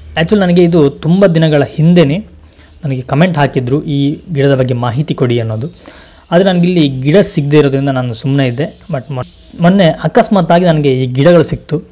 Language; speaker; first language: Kannada; non-native, local second language; Tulu